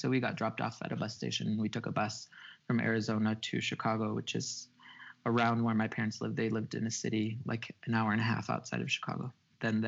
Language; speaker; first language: English; early bilingual, other home language; Spanish